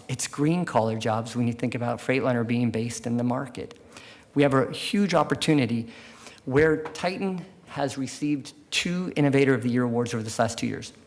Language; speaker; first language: English; native; English